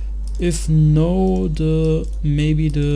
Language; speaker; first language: English; non-native, learner; German